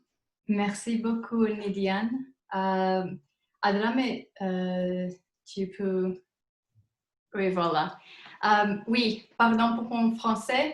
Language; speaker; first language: French; non-native, learner; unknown